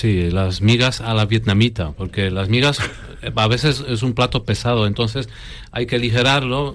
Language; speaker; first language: Spanish; non-native, fluent; Polish